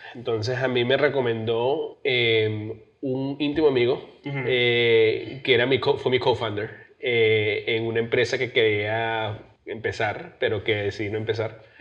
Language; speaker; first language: Spanish; early bilingual, heritage; Spanish